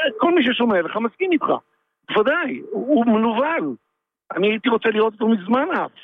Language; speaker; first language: Hebrew; native; Hebrew